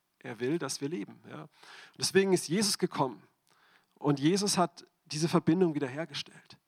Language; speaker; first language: German; native; German